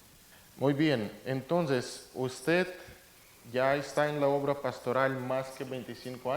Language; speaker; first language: Spanish; non-native, fluent; Russian